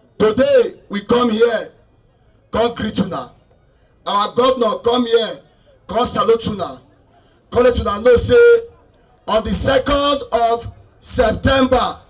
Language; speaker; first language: Nigerian Pidgin; non-native, local second language; Esan